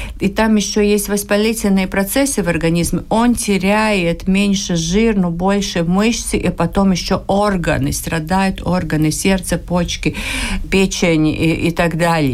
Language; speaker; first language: Russian; non-native, local second language; Latvian